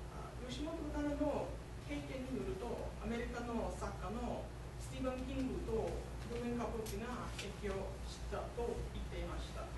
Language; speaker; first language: Japanese; non-native, learner; English